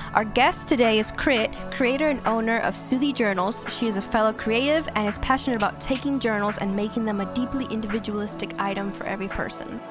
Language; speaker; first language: English; early bilingual, other home language; Spanish